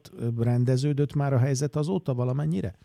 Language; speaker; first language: Hungarian; native; Hungarian